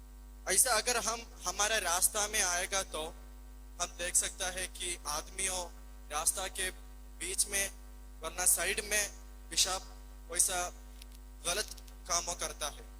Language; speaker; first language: Hindi; non-native, local second language; Malayalam